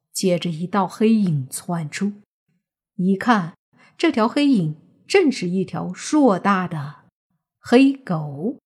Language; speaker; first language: Chinese; native; Chinese